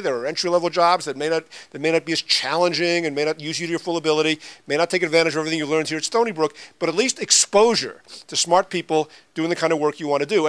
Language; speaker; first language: English; native; English